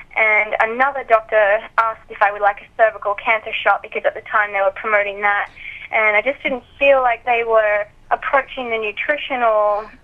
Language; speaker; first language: English; native; English